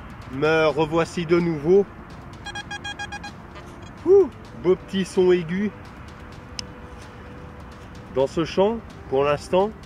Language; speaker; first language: French; native; French